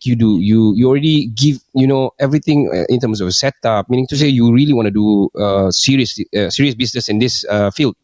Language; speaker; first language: English; non-native, local second language; Malay